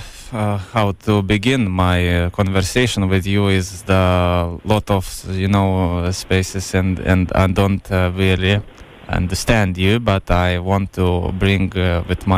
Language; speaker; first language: English; non-native, learner; Lithuanian